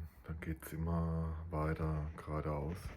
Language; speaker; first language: German; native; German